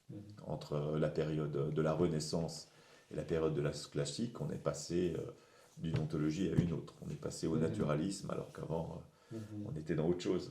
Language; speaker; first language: French; native; French